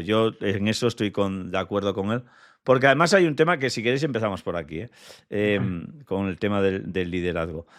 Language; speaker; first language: Spanish; native; Spanish